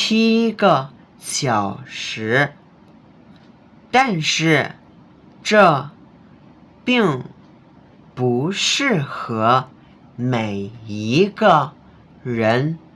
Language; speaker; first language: Chinese; non-native, fluent; Indonesian